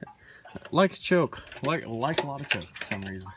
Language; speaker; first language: English; native; English